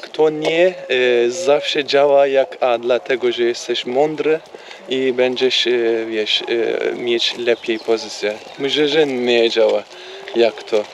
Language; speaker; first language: Polish; non-native, learner; Turkish